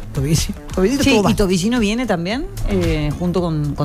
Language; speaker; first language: Spanish; native; Spanish